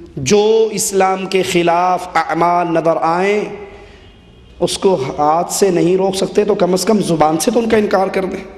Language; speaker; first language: Urdu; non-native, local second language; Punjabi